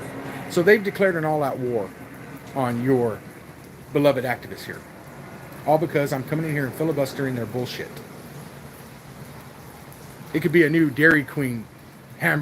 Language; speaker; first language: English; native; English